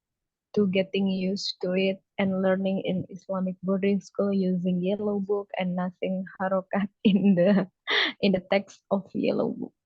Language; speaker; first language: English; non-native, learner; Indonesian